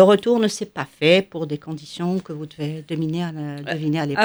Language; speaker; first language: French; non-native, local second language; Arabic